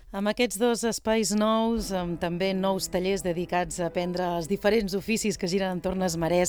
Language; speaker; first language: Catalan; native; Catalan